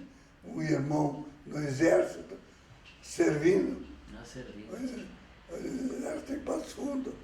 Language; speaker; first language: Portuguese; early bilingual, other home language; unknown